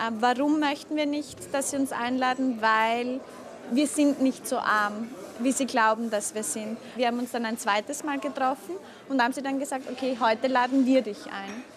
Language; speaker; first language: German; native; German